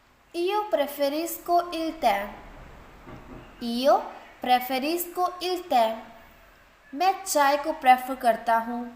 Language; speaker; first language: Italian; non-native, fluent; Urdu